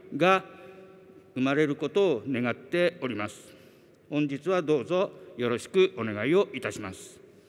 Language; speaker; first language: Japanese; native; Japanese